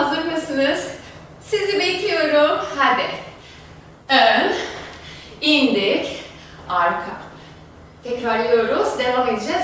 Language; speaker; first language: Turkish; non-native, fluent; German